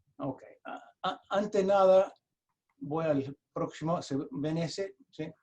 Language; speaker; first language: Spanish; early bilingual, heritage; Spanish